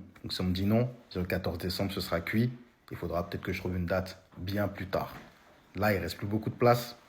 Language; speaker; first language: French; native; French